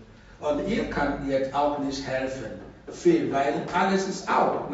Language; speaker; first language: German; non-native, learner; Russian